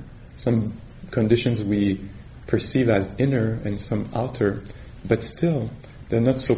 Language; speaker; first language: English; non-native, fluent; French